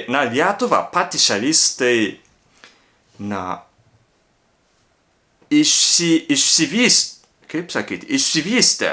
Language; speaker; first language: Lithuanian; non-native, learner; Japanese